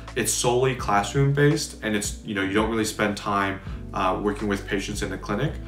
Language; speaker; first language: English; native; English